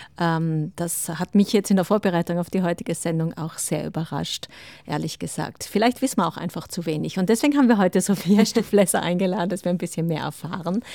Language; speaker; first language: German; native; German